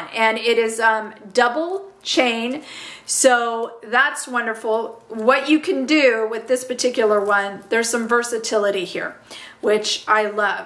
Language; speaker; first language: English; native; English